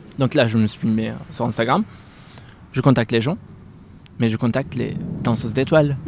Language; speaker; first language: French; non-native, fluent; Arabic